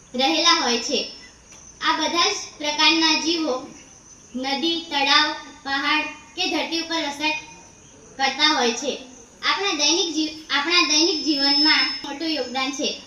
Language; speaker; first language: Gujarati; non-native, local second language; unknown